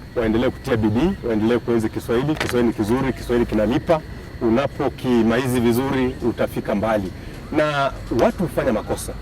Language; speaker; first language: Swahili; non-native, local second language; Luyia